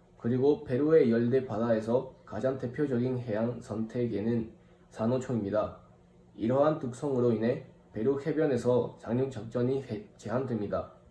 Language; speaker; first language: Korean; non-native, fluent; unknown